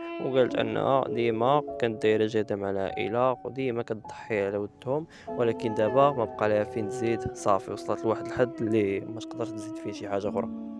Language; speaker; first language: Arabic; native; Arabic